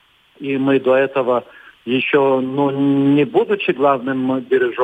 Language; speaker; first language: Russian; non-native, fluent; Lithuanian